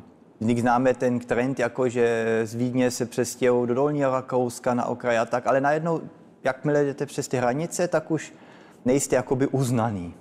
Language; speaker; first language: Czech; early bilingual, heritage; Czech